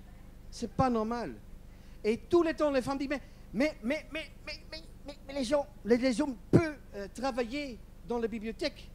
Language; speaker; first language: French; non-native, learner; Dutch